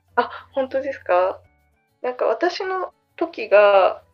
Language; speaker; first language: Japanese; native; Japanese